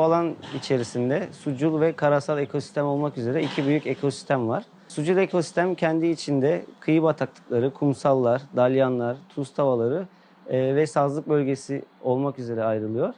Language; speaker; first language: Turkish; native; Turkish